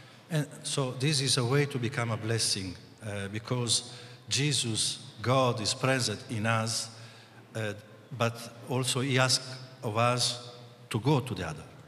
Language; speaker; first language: English; non-native, fluent; Italian